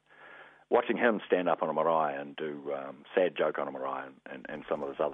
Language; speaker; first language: English; native; English